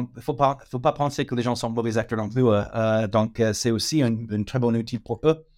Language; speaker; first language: French; non-native, fluent; English